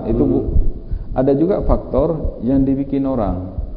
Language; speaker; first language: Malay; native; Malay